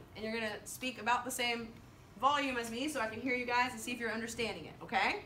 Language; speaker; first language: English; native; English